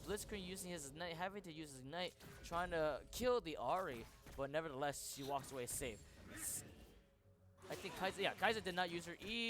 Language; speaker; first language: English; native; English